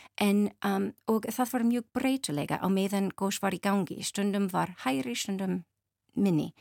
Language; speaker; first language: Icelandic; non-native, learner; English